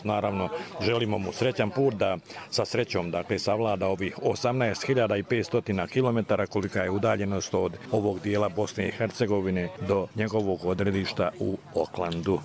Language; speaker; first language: Serbian; native; Serbian